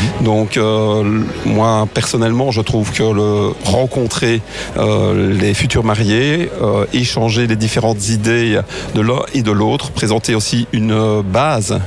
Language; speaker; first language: French; native; French